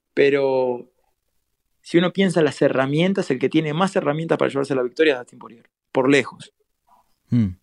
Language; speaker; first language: Spanish; native; Spanish